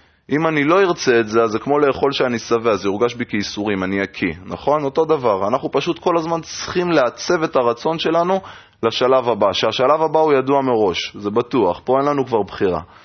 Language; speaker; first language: Hebrew; native; Hebrew